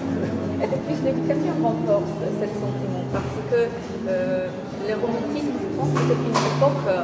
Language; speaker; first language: French; non-native, fluent; Polish